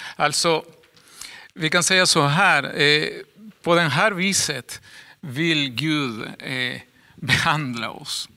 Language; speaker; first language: Swedish; non-native, fluent; Spanish